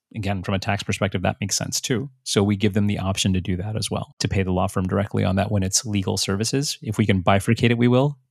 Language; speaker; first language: English; early bilingual, other home language; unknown